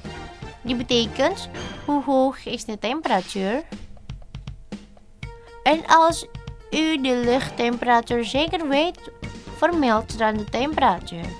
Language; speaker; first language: Dutch; non-native, learner; Indonesian